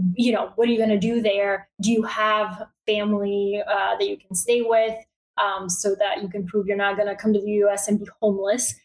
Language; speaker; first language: English; early bilingual, other home language; Bulgarian